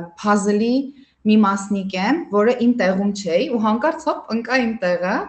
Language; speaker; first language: Armenian; early bilingual, heritage; Armenian